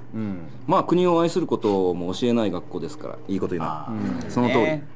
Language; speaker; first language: Japanese; native; Japanese